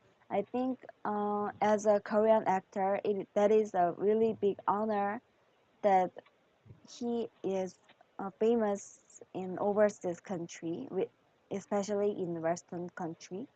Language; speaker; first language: English; non-native, learner; Korean